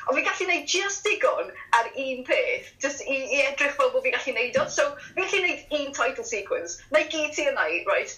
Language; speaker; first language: Welsh; native; Welsh